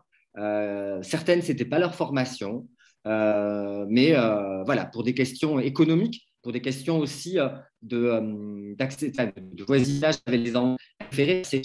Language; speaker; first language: French; native; French